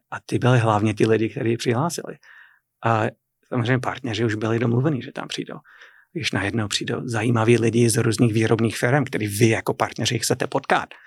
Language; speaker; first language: Czech; non-native, fluent; English